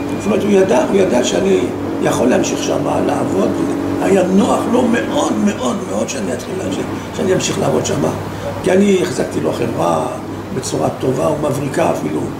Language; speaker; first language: Hebrew; non-native, fluent; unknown